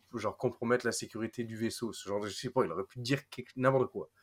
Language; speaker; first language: French; non-native, fluent; English